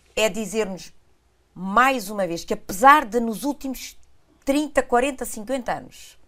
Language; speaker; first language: Portuguese; non-native, local second language; Kabuverdianu